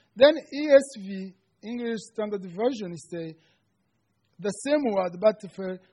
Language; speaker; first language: English; non-native, local second language; Kinyarwanda